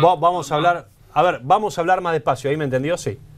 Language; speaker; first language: Spanish; native; Spanish